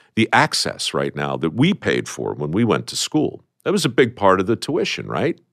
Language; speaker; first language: English; native; English